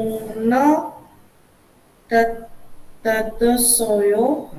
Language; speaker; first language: Korean; non-native, learner; Indonesian